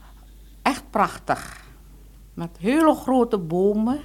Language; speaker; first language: Dutch; non-native, local second language; Indonesian